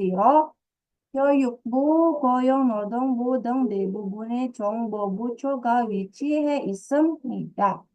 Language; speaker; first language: Korean; non-native, fluent; Indonesian